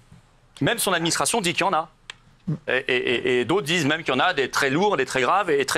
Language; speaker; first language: French; native; French